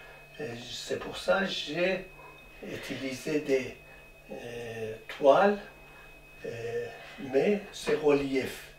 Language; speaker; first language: French; non-native, learner; Persian